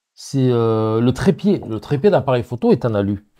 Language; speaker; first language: French; native; French